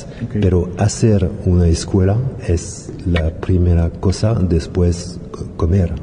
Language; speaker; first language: Spanish; non-native, learner; French